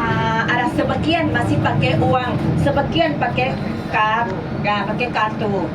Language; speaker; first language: Indonesian; non-native, learner; Thai